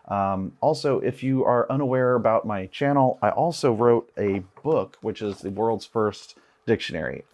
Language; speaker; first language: English; native; English